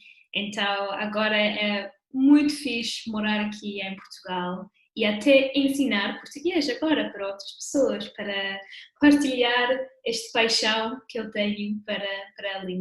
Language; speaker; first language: Portuguese; non-native, fluent; English